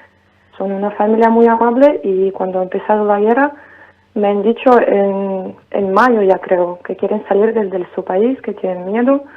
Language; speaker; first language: Spanish; non-native, fluent; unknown